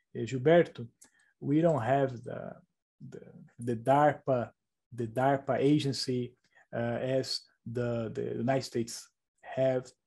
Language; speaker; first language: English; non-native, fluent; Portuguese